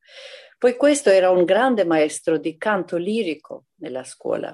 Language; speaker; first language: Italian; non-native, fluent; Albanian